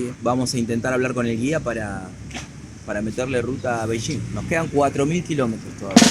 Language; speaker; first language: Spanish; native; Spanish